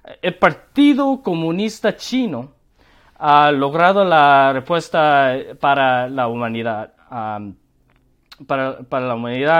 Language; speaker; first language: Spanish; non-native, learner; Korean